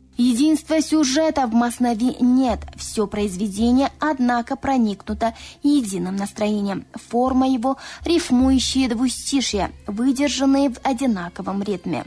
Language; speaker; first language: Russian; non-native, local second language; Tajik